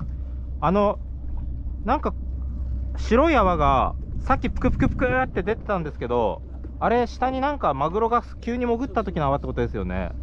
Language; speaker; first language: Japanese; native; Japanese